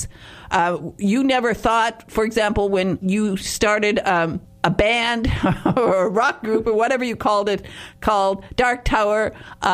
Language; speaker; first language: English; native; English